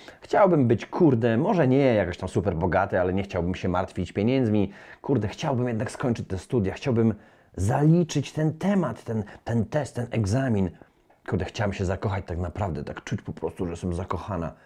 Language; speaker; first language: Polish; native; Polish